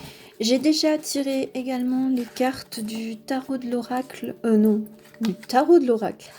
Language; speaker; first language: French; native; French